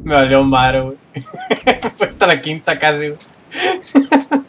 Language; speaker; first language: Spanish; early bilingual, heritage; Spanish